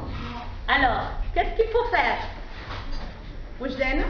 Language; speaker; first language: French; non-native, local second language; Arabic